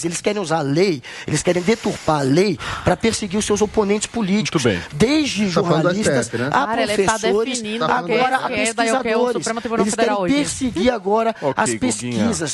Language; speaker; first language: Portuguese; native; Portuguese